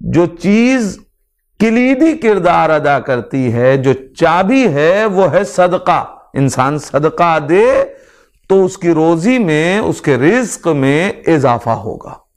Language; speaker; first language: Hindi; native; Hindi